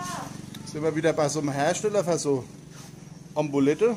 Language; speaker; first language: German; native; German